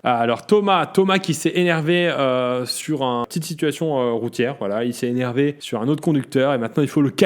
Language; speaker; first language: French; native; French